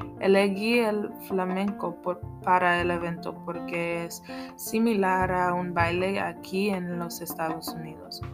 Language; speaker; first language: Spanish; non-native, learner; English